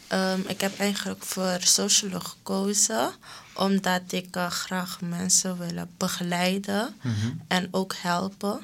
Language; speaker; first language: Dutch; non-native, local second language; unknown